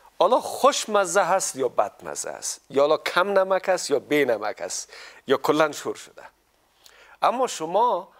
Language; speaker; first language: Persian; native; Persian